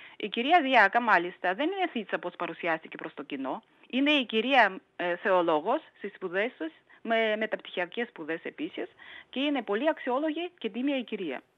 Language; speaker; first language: Greek; non-native, fluent; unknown